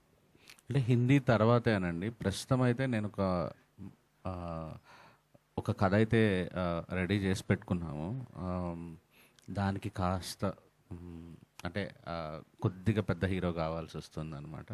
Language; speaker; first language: Telugu; native; Telugu